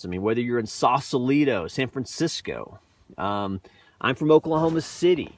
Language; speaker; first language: English; native; English